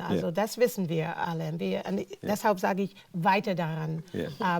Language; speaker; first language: German; non-native, fluent; English